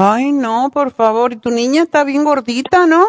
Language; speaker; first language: Spanish; native; Spanish